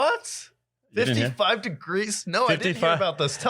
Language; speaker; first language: English; native; English